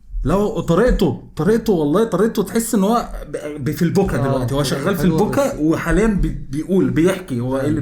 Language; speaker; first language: Arabic; native; Arabic